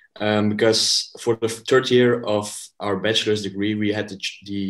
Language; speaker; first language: English; non-native, fluent; Dutch